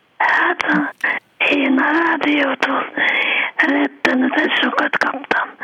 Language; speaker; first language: Hungarian; non-native, fluent; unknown